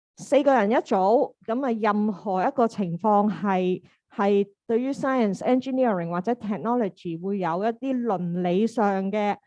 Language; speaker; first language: Cantonese; native; Cantonese